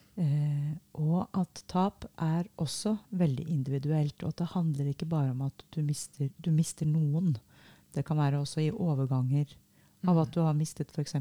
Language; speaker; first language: Norwegian; native; Norwegian